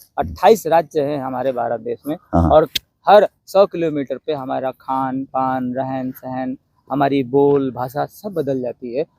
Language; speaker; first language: Hindi; non-native, local second language; Gujarati